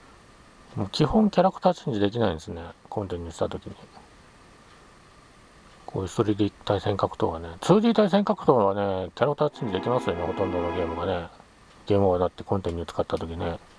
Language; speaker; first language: Japanese; native; Japanese